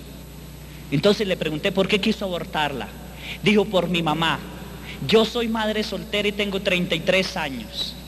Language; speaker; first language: Spanish; native; Spanish